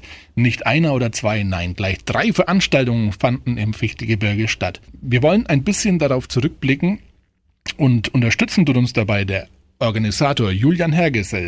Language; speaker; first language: German; native; German